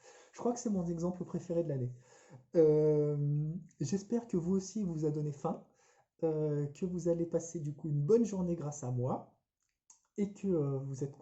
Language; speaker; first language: French; native; French